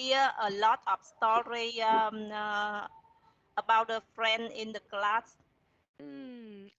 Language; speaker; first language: English; non-native, learner; Vietnamese